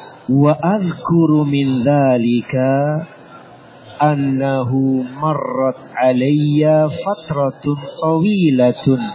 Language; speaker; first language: Arabic; non-native, fluent; Indonesian